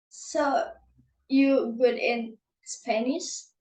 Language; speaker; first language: English; non-native, learner; Indonesian